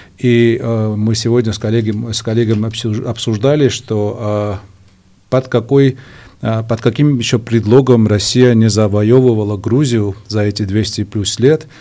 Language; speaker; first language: Russian; non-native, local second language; Georgian